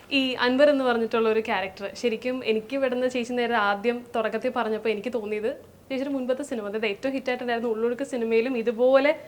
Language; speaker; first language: Malayalam; native; Malayalam